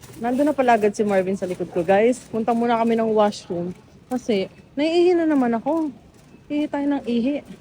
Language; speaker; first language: Filipino; native; Filipino